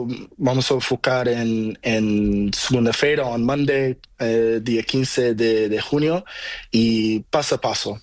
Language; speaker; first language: Spanish; non-native, learner; Portuguese